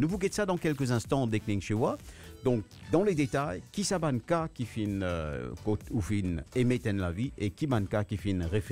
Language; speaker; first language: French; non-native, local second language; Morisyen